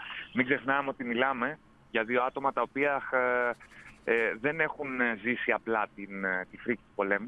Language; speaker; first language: Greek; native; Greek